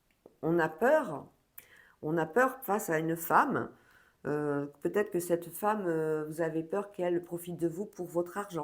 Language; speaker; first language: French; native; French